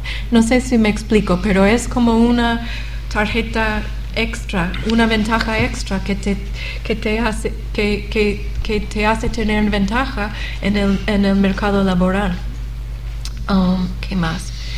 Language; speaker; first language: Spanish; non-native, fluent; English